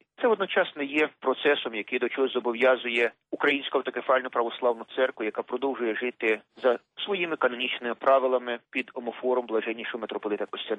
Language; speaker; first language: Ukrainian; native; Ukrainian